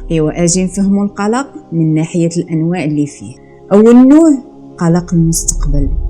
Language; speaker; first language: Arabic; native; Arabic